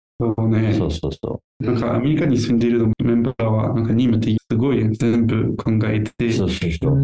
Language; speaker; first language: Japanese; non-native, learner; French